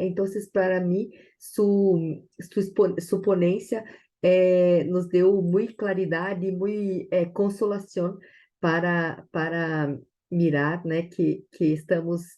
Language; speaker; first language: Portuguese; non-native, learner; Spanish